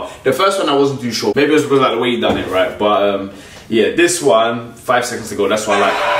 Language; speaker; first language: English; native; English